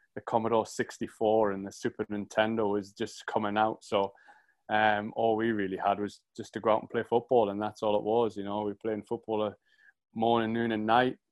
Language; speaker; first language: English; native; English